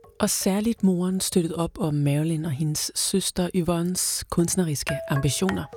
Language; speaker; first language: Danish; native; Danish